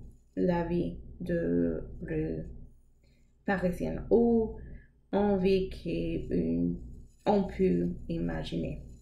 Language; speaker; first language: French; non-native, learner; English